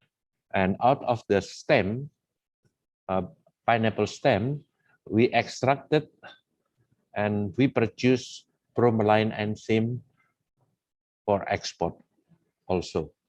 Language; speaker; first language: English; non-native, fluent; Indonesian